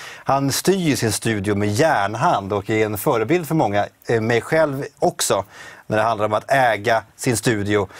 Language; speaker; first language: Swedish; native; Swedish